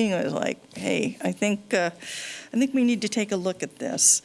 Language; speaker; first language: English; native; English